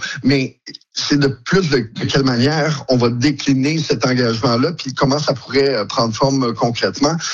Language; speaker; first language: French; native; French